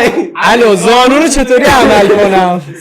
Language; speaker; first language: Persian; native; Persian